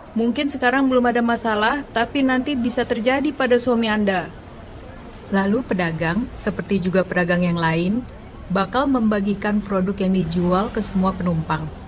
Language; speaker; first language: Indonesian; native; Indonesian